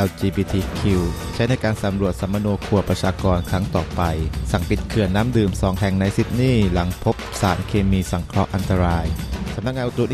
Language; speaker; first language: Thai; native; Thai